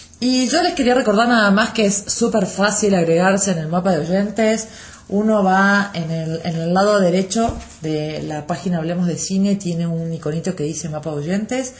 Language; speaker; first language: Spanish; native; Spanish